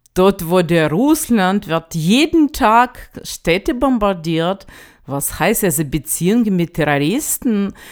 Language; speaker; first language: German; non-native, fluent; Ukrainian